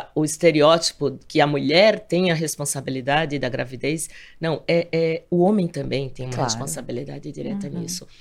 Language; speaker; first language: Portuguese; native; Portuguese